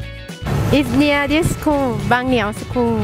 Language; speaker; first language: English; non-native, learner; Thai